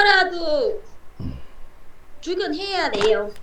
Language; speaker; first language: Korean; non-native, learner; Vietnamese